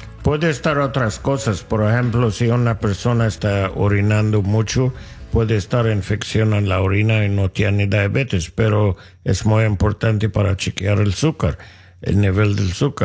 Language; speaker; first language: Spanish; non-native, learner; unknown